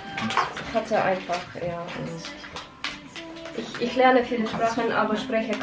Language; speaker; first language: German; non-native, fluent; Russian